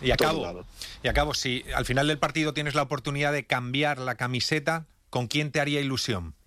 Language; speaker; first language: Spanish; native; Spanish